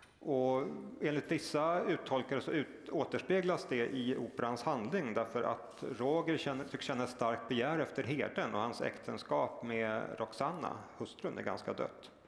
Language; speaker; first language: Swedish; native; Swedish